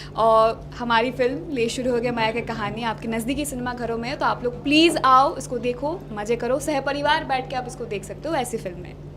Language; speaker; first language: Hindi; non-native, local second language; Bangla